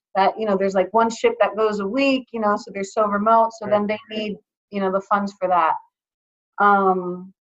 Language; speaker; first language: English; early bilingual, other home language; Greek